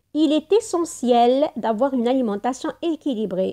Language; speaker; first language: French; non-native, local second language; Arabic